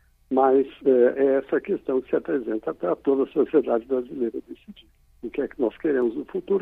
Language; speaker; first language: Portuguese; native; Portuguese